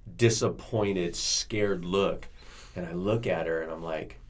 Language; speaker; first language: English; native; English